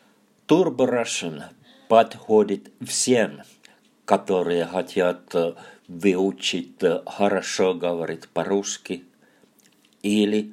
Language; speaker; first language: Russian; non-native, fluent; Finnish